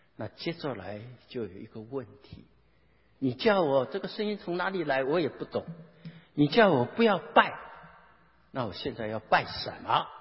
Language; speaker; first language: Chinese; non-native, local second language; Hakka Chinese